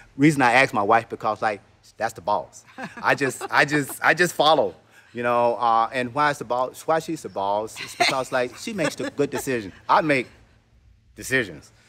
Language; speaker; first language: English; native; English